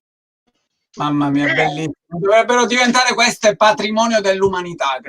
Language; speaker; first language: Italian; native; Italian